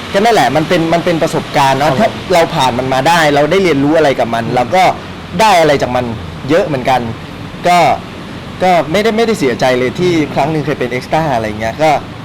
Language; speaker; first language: Thai; native; Thai